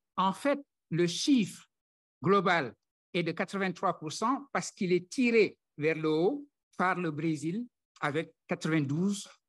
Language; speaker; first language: French; non-native, local second language; Wolof